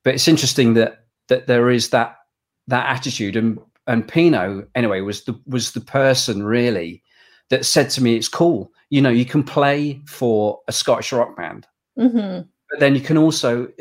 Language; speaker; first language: English; native; English